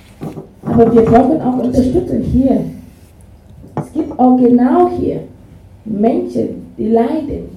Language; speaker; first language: German; non-native, fluent; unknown